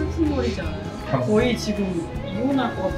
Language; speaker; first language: Korean; native; Korean